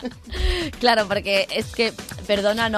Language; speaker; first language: Spanish; native; Spanish